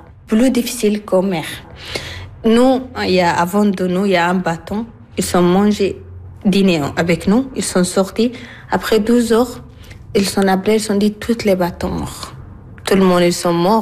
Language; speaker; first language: French; non-native, learner; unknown